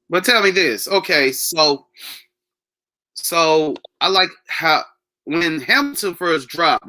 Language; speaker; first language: English; native; English